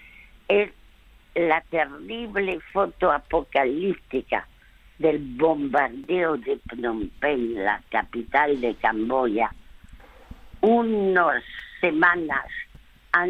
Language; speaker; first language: Spanish; early bilingual, other home language; French